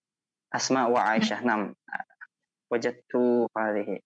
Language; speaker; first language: Arabic; non-native, fluent; Indonesian